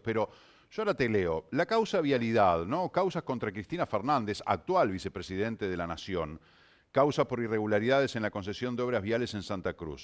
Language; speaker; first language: Spanish; native; Spanish